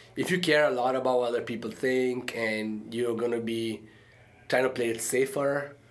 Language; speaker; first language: English; early bilingual, other home language; Arabic